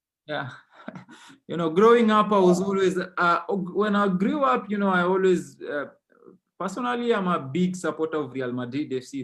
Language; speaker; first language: English; non-native, local second language; Swahili